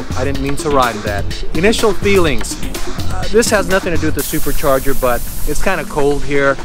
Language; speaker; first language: English; native; English